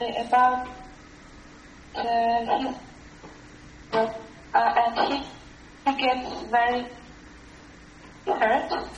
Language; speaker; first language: English; non-native, learner; Russian